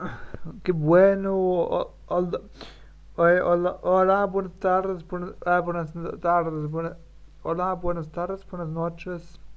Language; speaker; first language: Spanish; non-native, learner; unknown